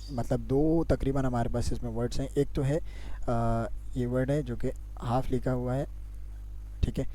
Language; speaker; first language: Urdu; native; Urdu